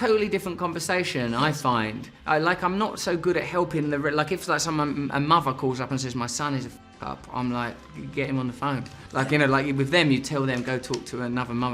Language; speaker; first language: English; native; English